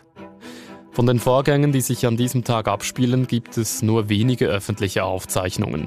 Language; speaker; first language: German; native; German